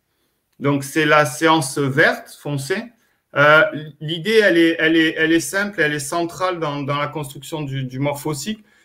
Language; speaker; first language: French; native; French